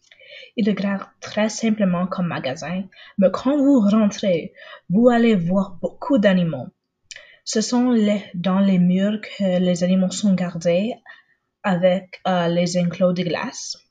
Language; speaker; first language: French; non-native, local second language; English